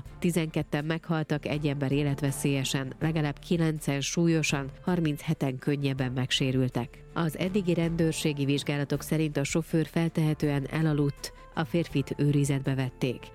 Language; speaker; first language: Hungarian; native; Hungarian